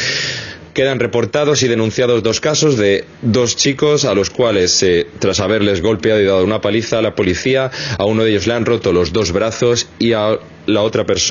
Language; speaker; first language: Spanish; native; Spanish